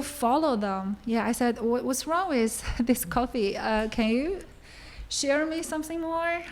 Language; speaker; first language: English; non-native, learner; Chinese